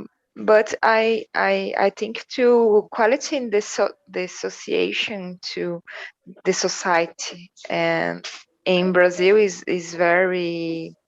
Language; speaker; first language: English; non-native, learner; Portuguese